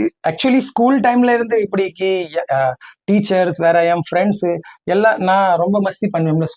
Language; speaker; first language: Tamil; early bilingual, heritage; Tamil